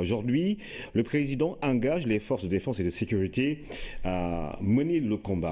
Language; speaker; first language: French; non-native, local second language; Wolof